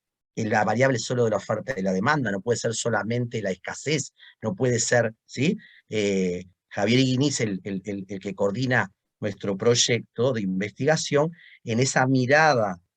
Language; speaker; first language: Spanish; native; Spanish